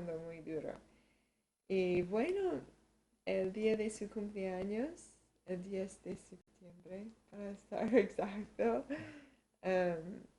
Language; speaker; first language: Spanish; early bilingual, heritage; Spanish